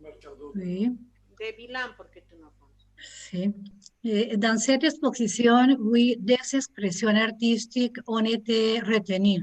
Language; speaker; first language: French; non-native, learner; Spanish